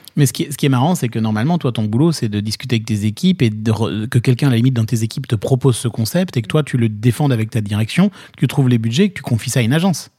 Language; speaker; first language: French; native; French